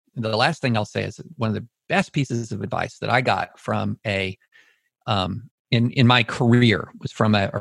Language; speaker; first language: English; native; English